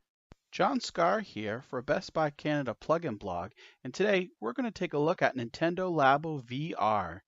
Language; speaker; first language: English; native; English